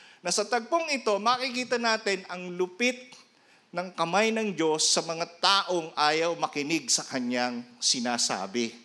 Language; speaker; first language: Filipino; non-native, local second language; Bikol